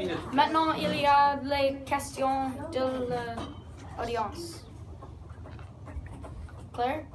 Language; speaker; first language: French; non-native, learner; English